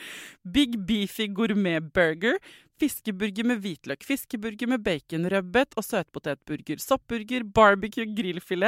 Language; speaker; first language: Norwegian; native; Norwegian